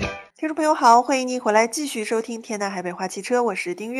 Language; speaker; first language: Chinese; native; Chinese